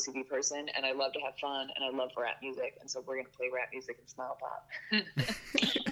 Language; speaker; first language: English; native; English